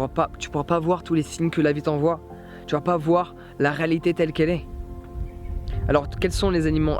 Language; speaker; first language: French; native; French